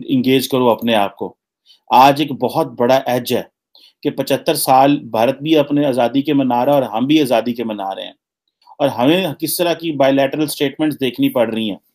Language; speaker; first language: Urdu; native; Urdu